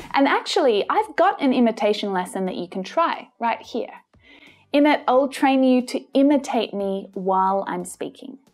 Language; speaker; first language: English; native; English